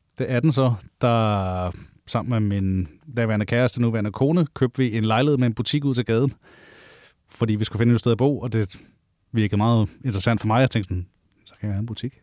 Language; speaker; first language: Danish; native; Danish